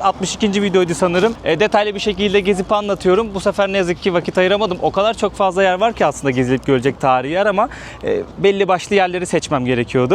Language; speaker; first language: Turkish; native; Turkish